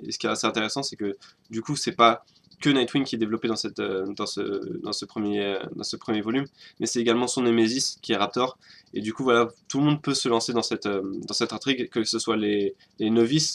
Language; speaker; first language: French; native; French